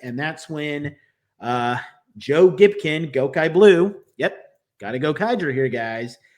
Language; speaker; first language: English; native; English